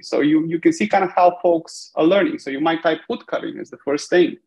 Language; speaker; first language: English; non-native, fluent; Bulgarian